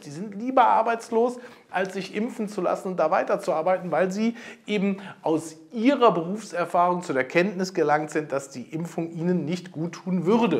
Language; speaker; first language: German; native; German